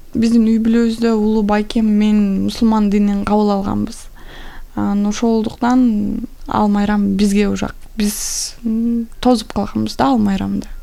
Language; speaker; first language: Kyrgyz; non-native, local second language; Russian